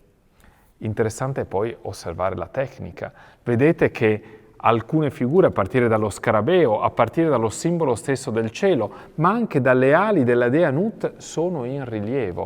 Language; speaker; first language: Italian; native; Italian